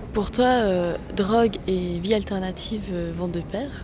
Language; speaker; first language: French; native; French